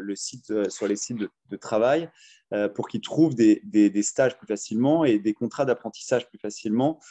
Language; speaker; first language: French; native; French